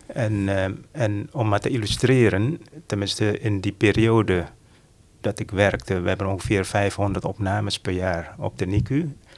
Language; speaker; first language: Dutch; non-native, fluent; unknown